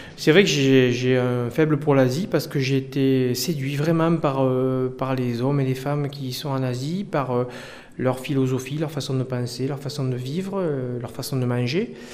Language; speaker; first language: French; native; French